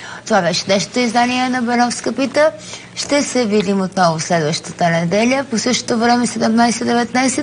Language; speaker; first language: Bulgarian; native; Bulgarian